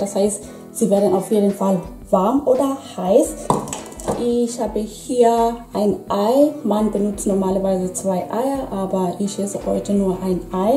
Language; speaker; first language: German; non-native, fluent; Swahili